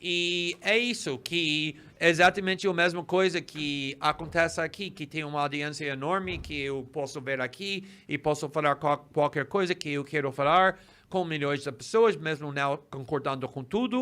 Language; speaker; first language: Portuguese; non-native, fluent; English